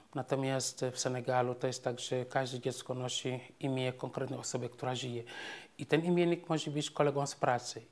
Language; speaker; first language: Polish; non-native, fluent; Serer